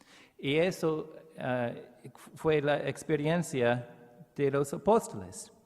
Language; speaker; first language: Spanish; non-native, learner; English